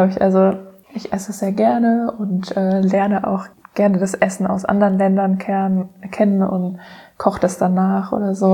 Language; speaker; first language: German; native; German